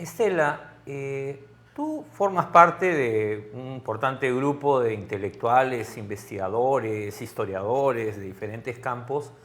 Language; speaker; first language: Spanish; native; Spanish